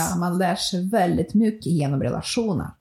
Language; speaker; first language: Swedish; non-native, fluent; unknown